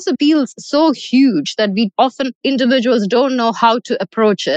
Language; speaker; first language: English; non-native, local second language; Malayalam